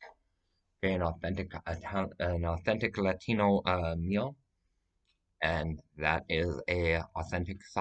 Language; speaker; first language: English; native; English